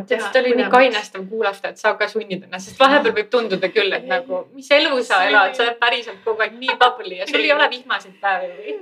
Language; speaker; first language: Estonian; native; Estonian